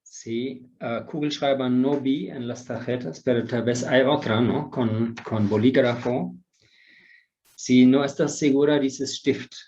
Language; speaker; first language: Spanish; non-native, fluent; German